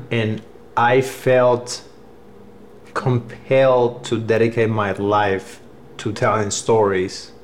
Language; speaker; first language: English; non-native, fluent; Spanish